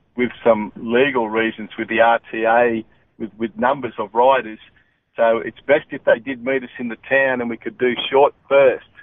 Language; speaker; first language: English; native; English